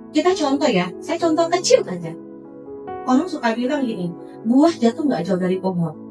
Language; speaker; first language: Indonesian; native; Indonesian